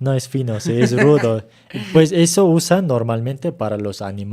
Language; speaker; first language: Spanish; non-native, learner; Turkish